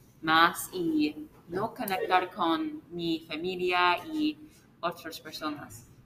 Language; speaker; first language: Spanish; non-native, learner; English